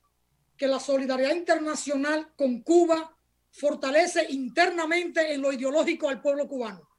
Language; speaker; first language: Spanish; native; Spanish